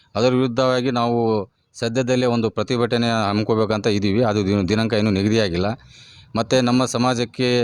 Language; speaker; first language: Kannada; non-native, local second language; Lambadi